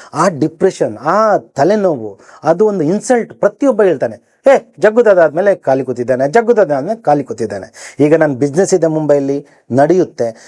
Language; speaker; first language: Kannada; native; Kannada